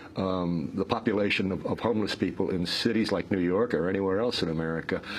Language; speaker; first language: English; native; English